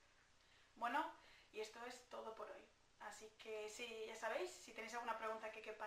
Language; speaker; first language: Spanish; native; Spanish